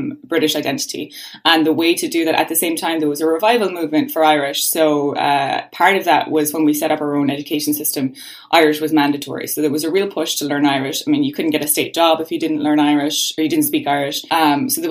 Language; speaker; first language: English; native; English